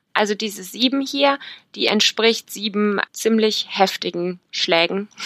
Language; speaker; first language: German; native; German